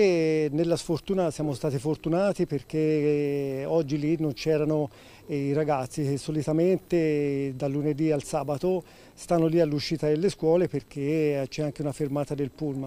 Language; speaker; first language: Italian; native; Italian